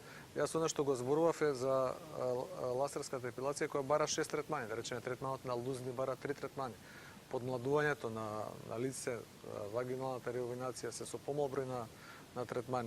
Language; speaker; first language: Macedonian; native; Macedonian